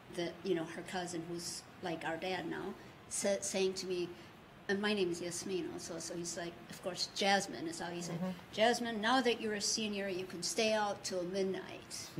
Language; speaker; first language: English; early bilingual, other home language; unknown